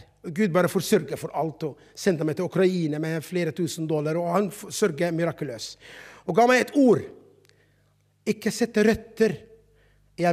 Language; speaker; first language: Norwegian; non-native, fluent; Arabic